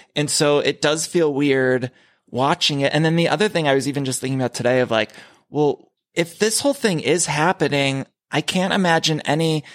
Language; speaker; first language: English; native; English